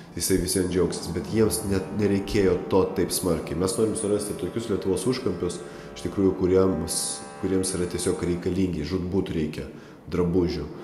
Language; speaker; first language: Lithuanian; non-native, local second language; Russian